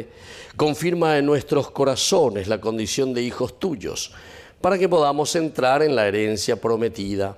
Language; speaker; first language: Spanish; native; Spanish